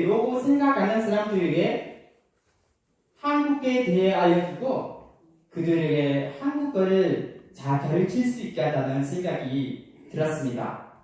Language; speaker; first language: Korean; non-native, learner; Khmer